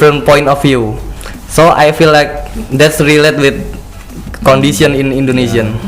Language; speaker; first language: English; non-native, learner; Indonesian